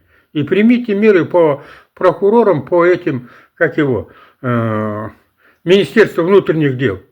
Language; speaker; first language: Russian; non-native, local second language; Kazakh